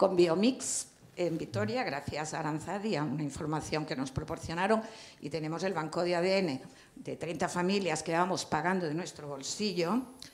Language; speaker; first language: Spanish; native; Spanish